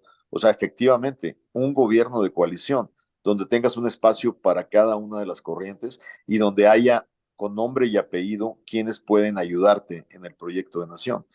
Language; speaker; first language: Spanish; native; Spanish